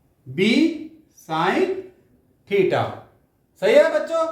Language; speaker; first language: Hindi; native; Hindi